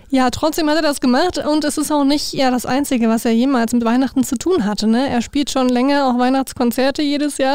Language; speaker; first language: German; native; German